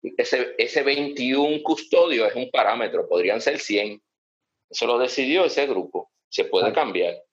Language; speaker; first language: Spanish; early bilingual, heritage; Spanish